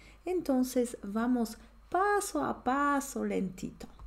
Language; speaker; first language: Spanish; non-native, fluent; Polish